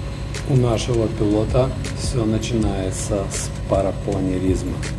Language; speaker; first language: Russian; native; Russian